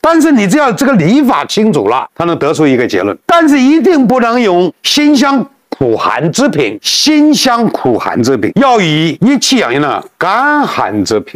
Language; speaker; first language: Chinese; native; Chinese